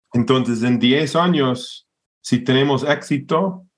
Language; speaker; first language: Spanish; non-native, fluent; English